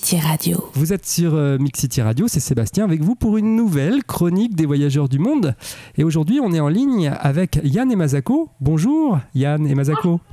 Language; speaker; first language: French; native; French